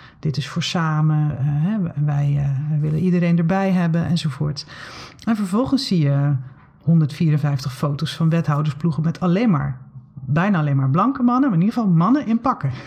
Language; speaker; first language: Dutch; native; Dutch